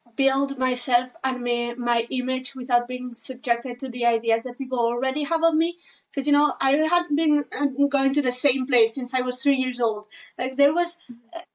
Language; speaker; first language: English; non-native, fluent; Spanish